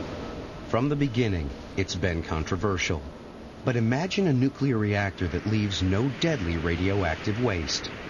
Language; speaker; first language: English; native; English